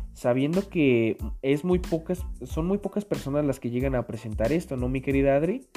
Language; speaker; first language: Spanish; native; Spanish